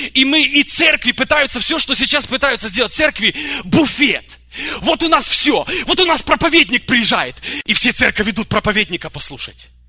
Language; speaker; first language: Russian; early bilingual, other home language; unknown